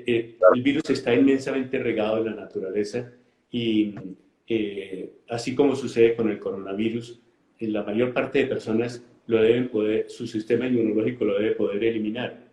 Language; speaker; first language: Spanish; native; Spanish